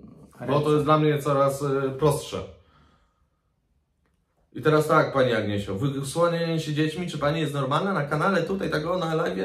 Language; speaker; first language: Polish; native; Polish